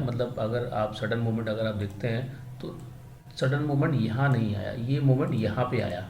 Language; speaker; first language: Hindi; native; Hindi